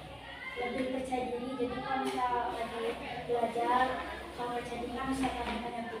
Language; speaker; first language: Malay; non-native, local second language; Sundanese